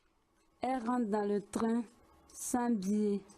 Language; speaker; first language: French; non-native, learner; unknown